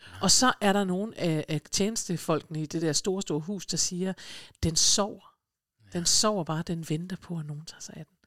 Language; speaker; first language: Danish; native; Danish